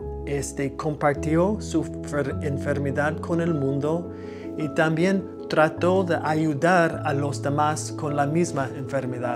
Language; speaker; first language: Spanish; non-native, fluent; English